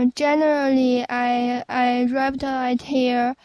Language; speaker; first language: English; non-native, learner; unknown